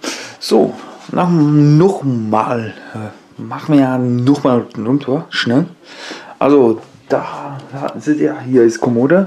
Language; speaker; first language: German; non-native, learner; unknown